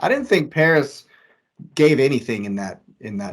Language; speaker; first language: English; native; English